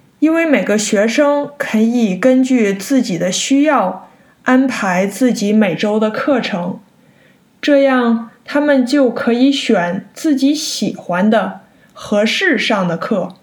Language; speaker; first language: Chinese; early bilingual, heritage; Chinese